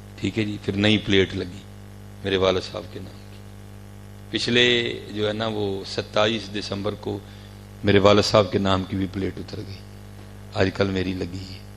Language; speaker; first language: Urdu; non-native, local second language; Punjabi